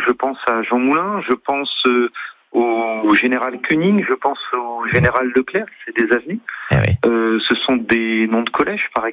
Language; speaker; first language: French; native; French